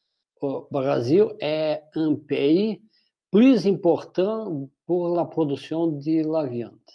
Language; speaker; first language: French; non-native, fluent; Portuguese